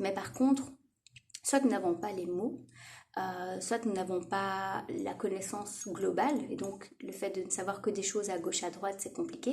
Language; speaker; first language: French; native; French